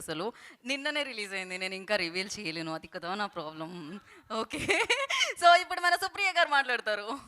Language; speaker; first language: Telugu; native; Telugu